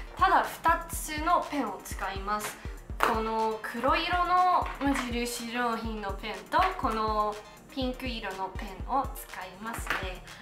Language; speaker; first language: Japanese; non-native, learner; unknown